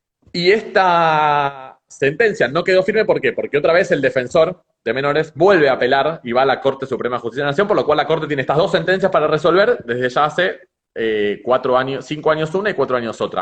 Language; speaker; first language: Spanish; native; Spanish